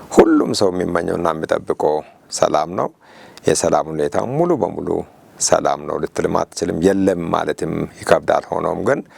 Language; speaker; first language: Amharic; non-native, local second language; Oromo